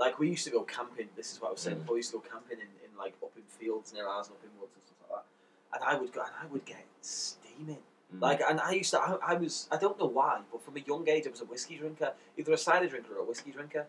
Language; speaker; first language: English; native; English